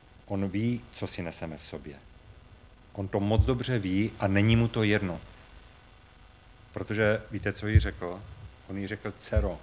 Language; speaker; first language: Czech; native; Czech